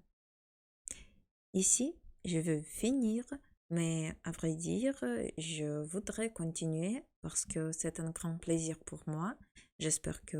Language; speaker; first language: French; non-native, fluent; Ukrainian